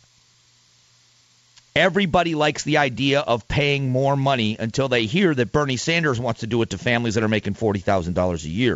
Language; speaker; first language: English; native; English